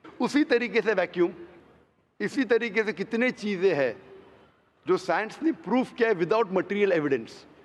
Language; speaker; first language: Hindi; non-native, local second language; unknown